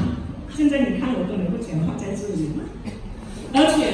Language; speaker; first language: Chinese; early bilingual, heritage; Chinese